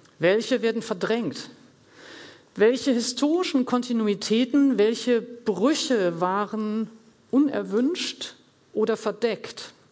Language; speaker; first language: German; native; German